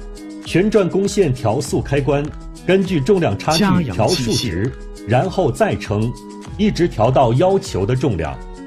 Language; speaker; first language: Chinese; native; Chinese